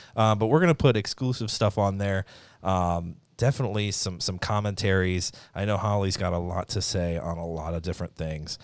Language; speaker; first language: English; native; English